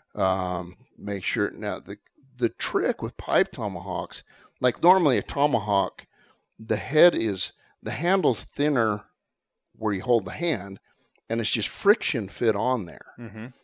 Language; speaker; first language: English; native; English